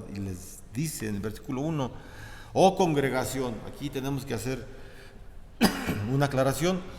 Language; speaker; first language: Spanish; native; Spanish